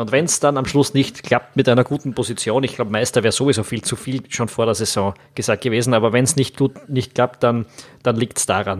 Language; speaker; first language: German; native; German